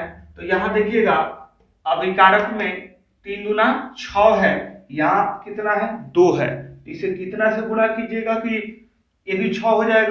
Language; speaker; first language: Hindi; native; Hindi